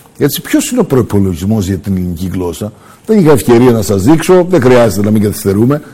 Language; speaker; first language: Greek; early bilingual, heritage; Greek